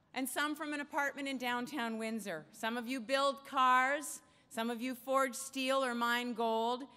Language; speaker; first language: English; native; English